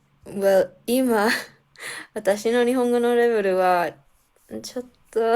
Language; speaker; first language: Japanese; non-native, learner; English